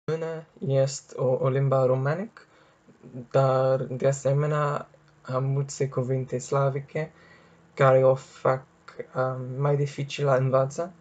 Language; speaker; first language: Romanian; non-native, learner; English